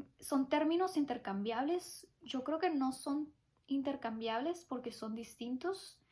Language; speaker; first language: Spanish; early bilingual, heritage; Spanish